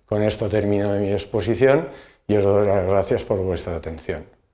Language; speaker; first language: Spanish; native; Spanish